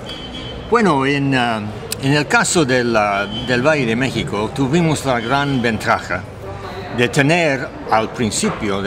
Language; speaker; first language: Spanish; non-native, fluent; English